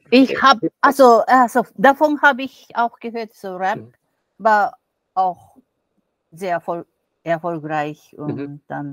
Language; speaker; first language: German; non-native, fluent; Japanese